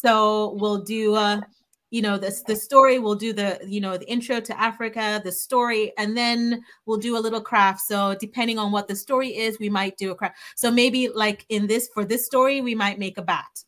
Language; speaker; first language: English; non-native, local second language; Yoruba